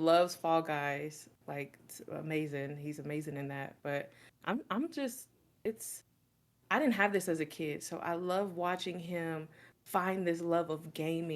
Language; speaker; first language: English; native; English